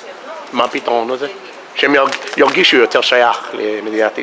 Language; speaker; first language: Hebrew; non-native, fluent; English